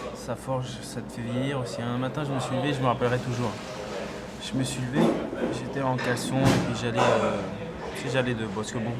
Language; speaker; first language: French; native; French